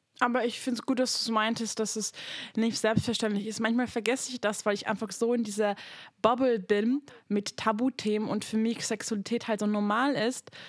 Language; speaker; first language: German; non-native, fluent; Hungarian